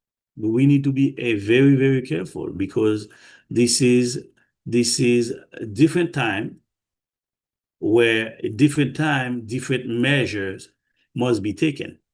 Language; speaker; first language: English; non-native, fluent; Haitian Creole